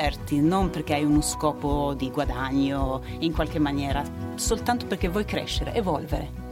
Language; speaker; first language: Italian; non-native, fluent; Swedish